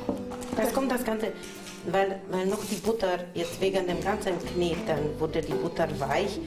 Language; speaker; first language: German; non-native, local second language; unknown